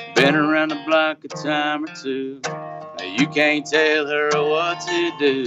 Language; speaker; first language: English; native; English